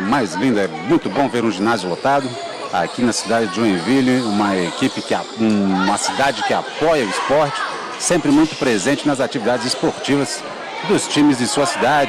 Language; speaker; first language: Portuguese; native; Portuguese